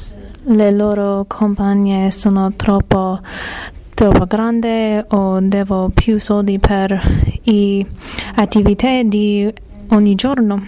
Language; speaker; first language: Italian; non-native, learner; English